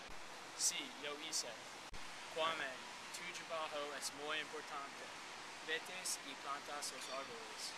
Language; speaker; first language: Spanish; non-native, learner; English